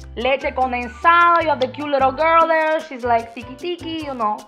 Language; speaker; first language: English; early bilingual, other home language; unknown